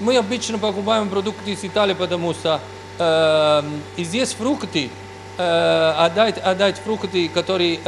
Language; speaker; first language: Russian; non-native, learner; Italian